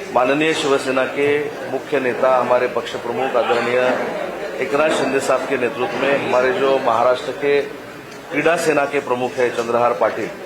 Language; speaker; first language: Hindi; non-native, local second language; Marathi